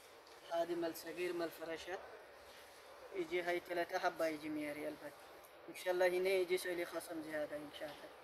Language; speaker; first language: Arabic; non-native, learner; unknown